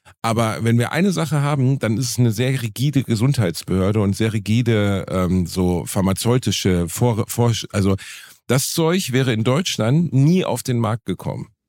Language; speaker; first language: German; native; German